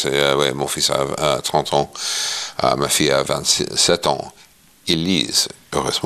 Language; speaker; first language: French; non-native, fluent; English